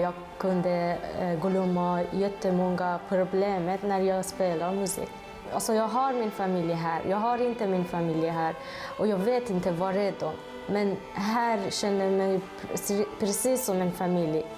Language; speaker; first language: Swedish; non-native, learner; Persian